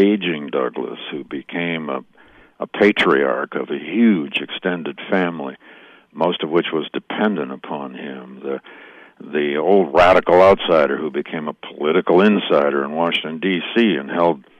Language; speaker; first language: English; native; English